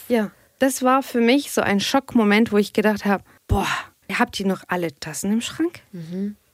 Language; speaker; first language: German; non-native, fluent; Arabic